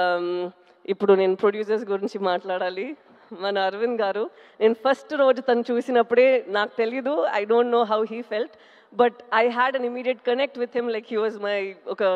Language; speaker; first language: Telugu; non-native, local second language; Tamil